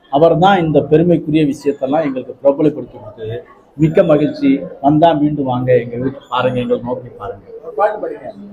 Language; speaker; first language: Tamil; native; Tamil